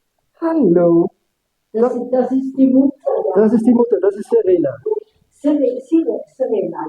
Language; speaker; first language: German; native; German